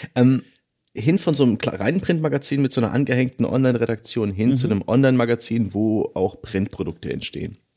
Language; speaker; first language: German; native; German